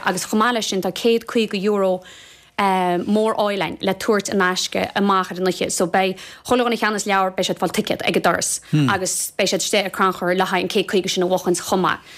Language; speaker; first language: Irish; native; Irish